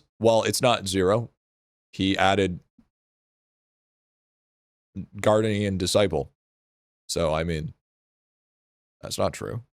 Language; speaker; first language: English; native; English